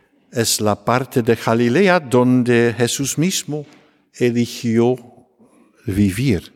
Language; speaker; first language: Spanish; non-native, fluent; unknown